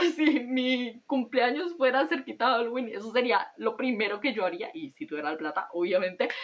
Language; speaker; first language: Spanish; native; Spanish